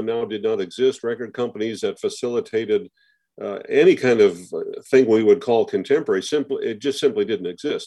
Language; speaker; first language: English; native; English